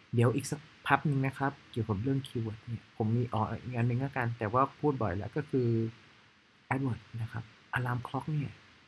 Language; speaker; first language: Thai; native; Thai